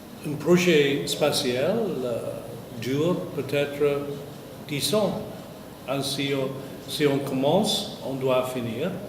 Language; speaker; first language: French; non-native, fluent; English